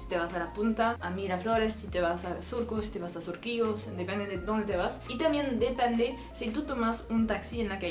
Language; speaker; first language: Spanish; non-native, learner; French